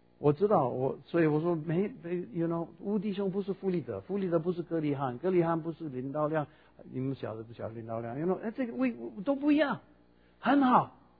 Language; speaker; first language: Chinese; non-native, fluent; English